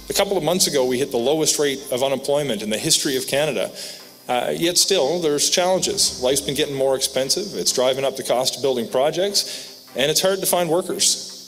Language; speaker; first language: English; native; English